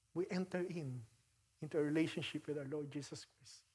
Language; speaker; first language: English; non-native, local second language; Filipino